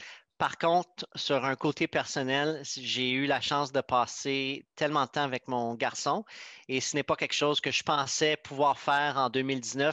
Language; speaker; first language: French; native; French